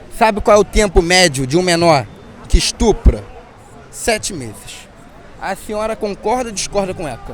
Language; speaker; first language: Portuguese; native; Portuguese